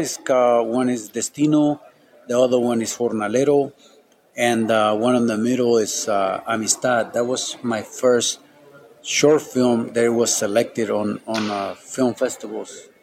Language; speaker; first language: English; non-native, fluent; Spanish